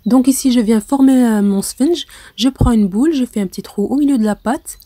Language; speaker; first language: French; non-native, local second language; Arabic